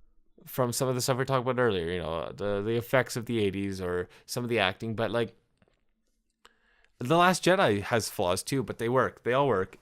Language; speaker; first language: English; native; English